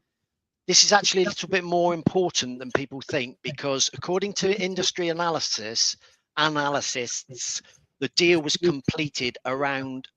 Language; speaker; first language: English; native; English